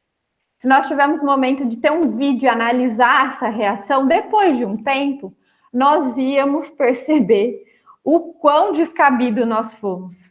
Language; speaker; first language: Portuguese; native; Portuguese